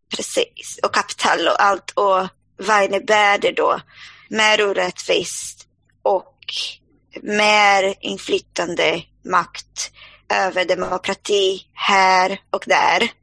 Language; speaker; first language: Swedish; non-native, fluent; Portuguese